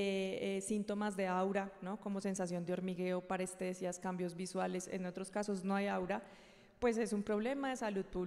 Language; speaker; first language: Spanish; native; Spanish